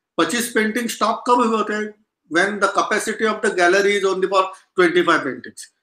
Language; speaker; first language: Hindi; non-native, local second language; Konkani